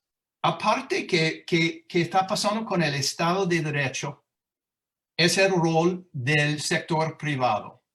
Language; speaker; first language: Spanish; non-native, fluent; English